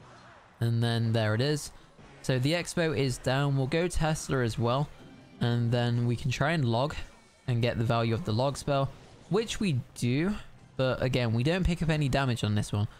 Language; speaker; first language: English; native; English